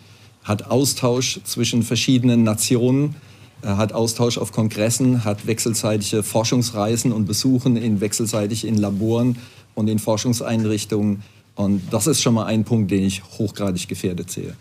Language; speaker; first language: German; native; German